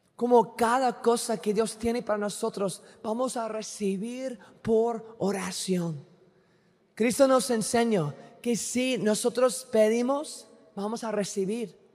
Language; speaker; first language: Spanish; non-native, fluent; English